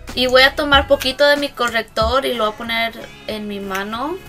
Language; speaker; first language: Spanish; early bilingual, other home language; English